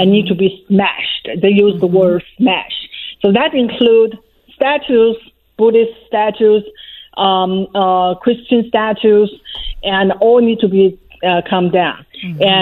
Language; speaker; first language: English; non-native, fluent; Chinese